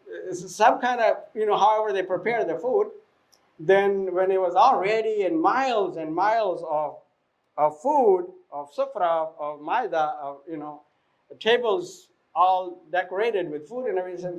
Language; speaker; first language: English; non-native, fluent; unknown